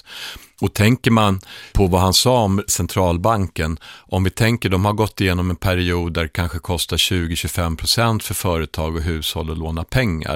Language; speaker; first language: Swedish; native; Swedish